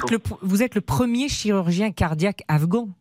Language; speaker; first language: French; native; French